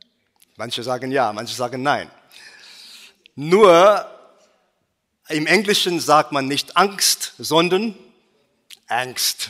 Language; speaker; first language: German; non-native, fluent; English